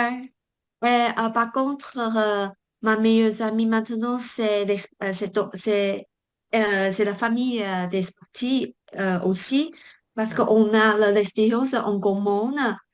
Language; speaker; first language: French; non-native, learner; Chinese